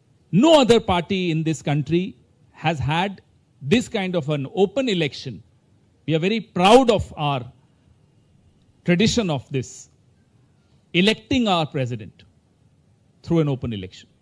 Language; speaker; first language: English; non-native, local second language; Hindi